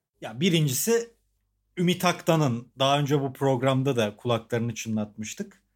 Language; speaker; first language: Turkish; native; Turkish